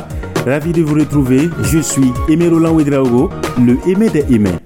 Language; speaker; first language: French; non-native, local second language; Mossi